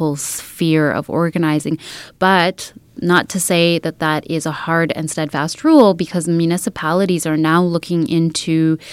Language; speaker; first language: English; native; English